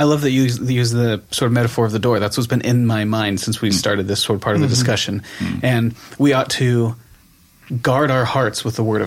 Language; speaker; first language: English; native; English